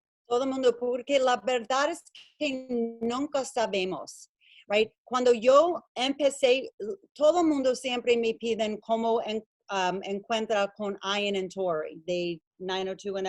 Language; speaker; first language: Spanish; non-native, learner; English